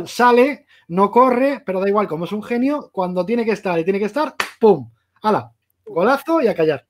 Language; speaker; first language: Spanish; native; Spanish